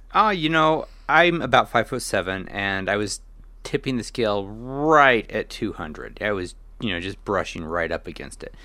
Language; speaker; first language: English; native; English